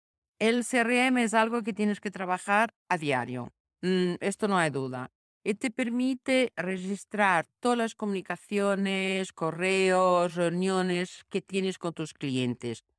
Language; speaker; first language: Spanish; non-native, fluent; Portuguese